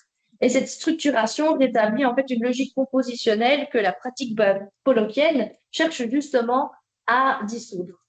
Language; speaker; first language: French; native; French